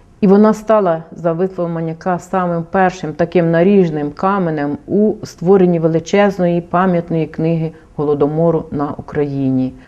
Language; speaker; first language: Ukrainian; native; Ukrainian